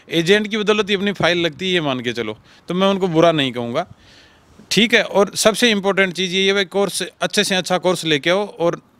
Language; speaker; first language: Hindi; non-native, local second language; Punjabi